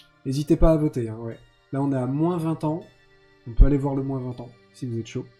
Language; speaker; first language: French; native; French